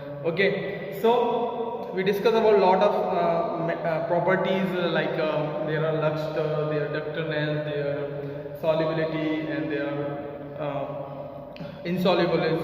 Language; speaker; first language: English; non-native, local second language; Hindi